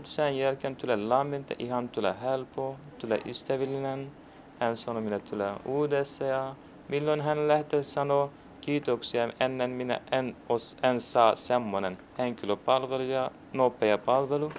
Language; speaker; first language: Finnish; non-native, learner; Turkish